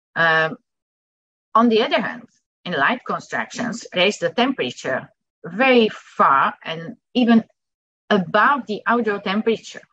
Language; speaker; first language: English; non-native, fluent; Dutch